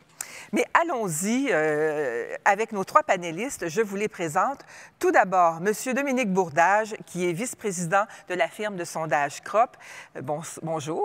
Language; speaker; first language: French; native; French